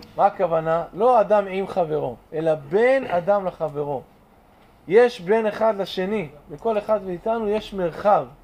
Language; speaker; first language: Hebrew; native; Hebrew